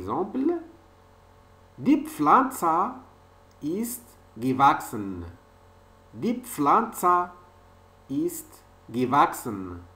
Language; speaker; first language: German; non-native, fluent; French